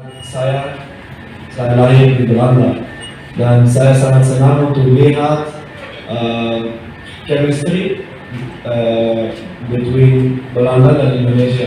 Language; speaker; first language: Indonesian; non-native, learner; Dutch